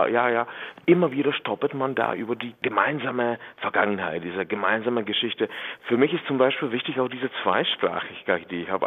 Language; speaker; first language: German; non-native, fluent; Czech